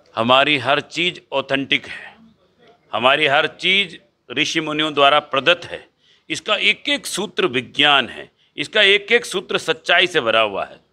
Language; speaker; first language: Hindi; native; Hindi